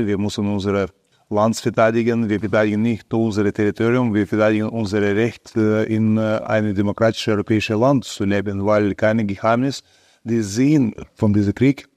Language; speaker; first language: German; non-native, fluent; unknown